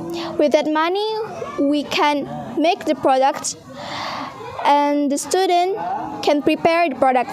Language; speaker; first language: English; non-native, local second language; Indonesian